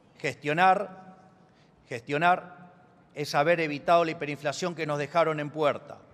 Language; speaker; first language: Spanish; native; Spanish